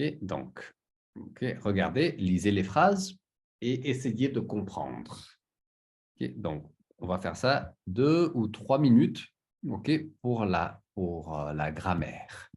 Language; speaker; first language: French; native; French